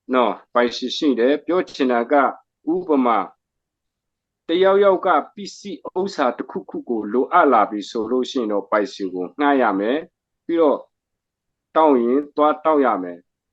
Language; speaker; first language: Burmese; non-native, local second language; Hakha Chin